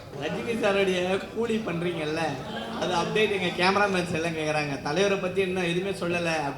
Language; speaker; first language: Tamil; native; Tamil